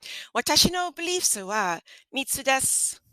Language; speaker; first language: Japanese; non-native, fluent; English